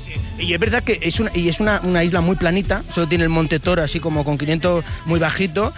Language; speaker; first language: Spanish; native; Spanish